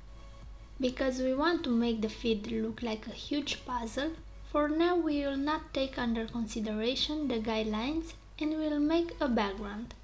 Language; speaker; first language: English; non-native, fluent; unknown